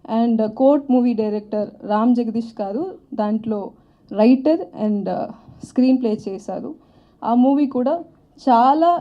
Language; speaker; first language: Telugu; non-native, learner; Tamil